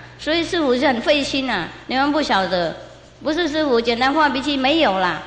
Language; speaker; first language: Chinese; non-native, fluent; Vietnamese